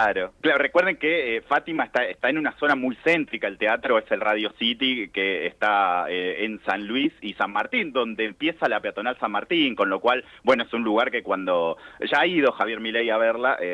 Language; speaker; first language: Spanish; native; Spanish